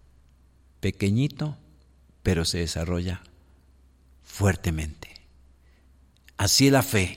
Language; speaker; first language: Spanish; native; Spanish